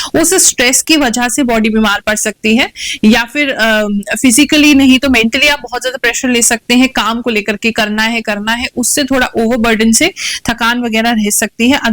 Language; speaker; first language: Hindi; native; Hindi